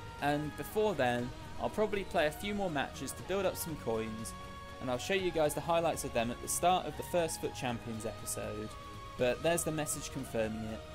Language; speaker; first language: English; native; English